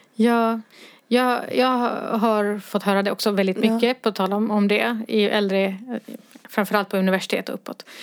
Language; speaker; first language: Swedish; early bilingual, other home language; Arabic